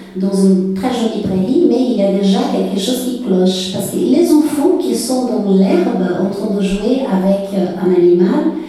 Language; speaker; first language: French; non-native, fluent; Portuguese